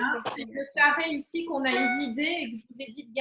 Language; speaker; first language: French; native; French